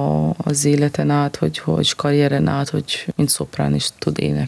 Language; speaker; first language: Hungarian; early bilingual, heritage; Hungarian